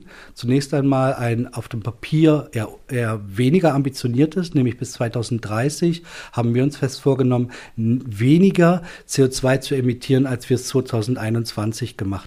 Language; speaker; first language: German; native; German